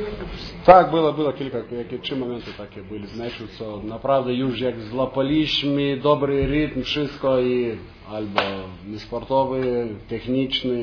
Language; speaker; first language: Polish; non-native, fluent; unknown